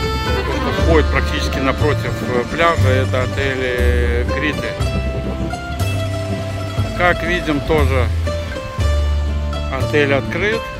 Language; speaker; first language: Russian; native; Russian